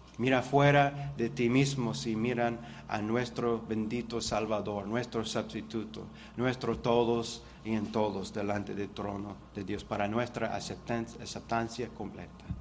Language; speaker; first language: Spanish; non-native, fluent; English